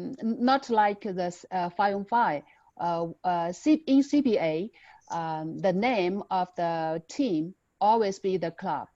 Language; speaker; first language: English; non-native, learner; Chinese